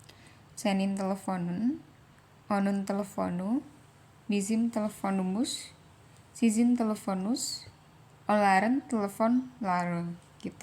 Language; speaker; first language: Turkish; non-native, fluent; Indonesian